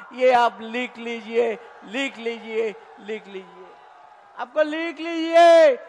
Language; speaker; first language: Hindi; non-native, local second language; Bangla